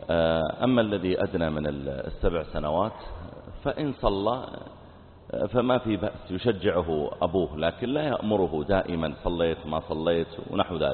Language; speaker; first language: Arabic; native; Arabic